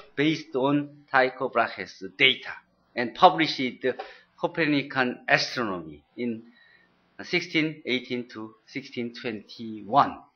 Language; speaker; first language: English; non-native, fluent; Korean